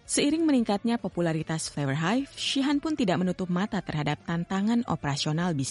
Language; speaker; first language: Indonesian; native; Indonesian